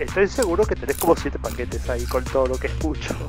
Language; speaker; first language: Spanish; native; Spanish